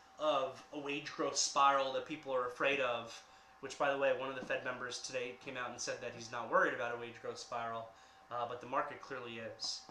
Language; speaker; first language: English; native; English